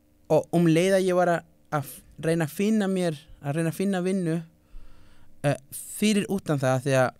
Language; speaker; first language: Icelandic; non-native, learner; Spanish